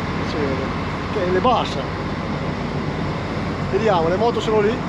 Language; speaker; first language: Italian; native; Italian